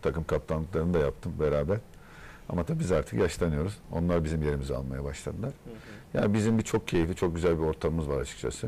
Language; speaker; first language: Turkish; native; Turkish